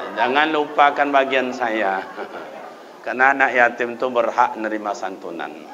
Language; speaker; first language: Malay; non-native, local second language; Minangkabau